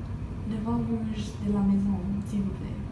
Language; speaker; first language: French; non-native, learner; English